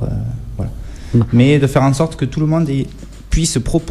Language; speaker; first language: French; native; French